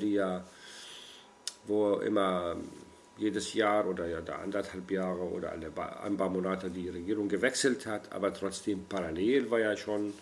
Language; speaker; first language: German; non-native, fluent; Arabic